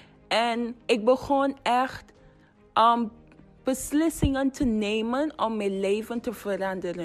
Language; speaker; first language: Dutch; non-native, fluent; English